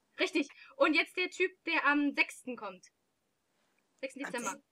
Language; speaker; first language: German; native; German